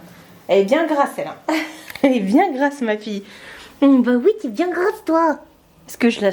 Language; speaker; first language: French; native; French